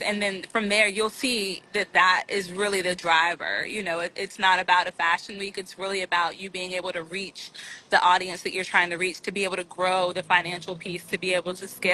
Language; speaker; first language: English; native; English